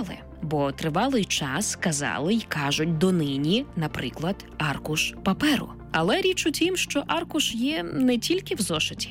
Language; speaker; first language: Ukrainian; native; Ukrainian